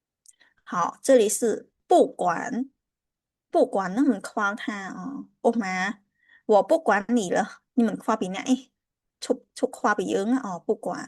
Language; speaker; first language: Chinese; non-native, fluent; Khmer